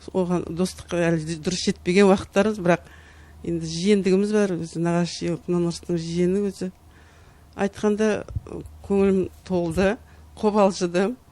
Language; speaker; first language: Kazakh; non-native, local second language; Uyghur